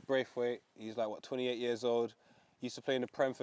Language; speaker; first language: English; native; English